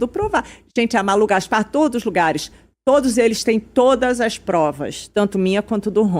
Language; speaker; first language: Portuguese; native; Portuguese